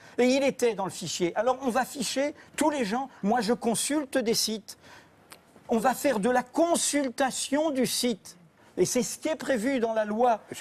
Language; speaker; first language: French; native; French